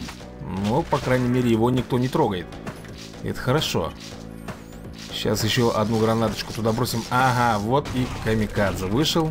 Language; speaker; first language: Russian; native; Russian